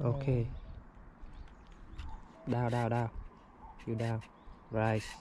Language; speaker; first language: English; non-native, learner; Vietnamese